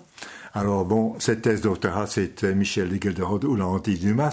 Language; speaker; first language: French; non-native, local second language; Dutch